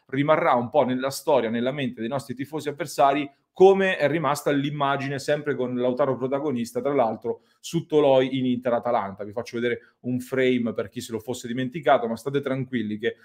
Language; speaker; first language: Italian; native; Italian